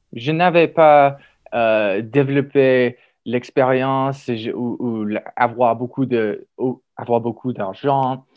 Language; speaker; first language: French; non-native, learner; English